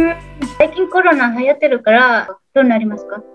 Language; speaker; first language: Japanese; non-native, learner; Indonesian